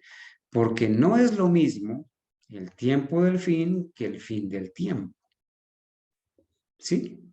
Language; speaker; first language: Spanish; native; Spanish